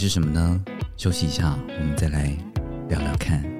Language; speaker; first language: Chinese; native; Chinese